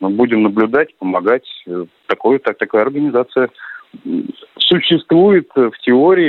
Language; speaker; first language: Russian; native; Russian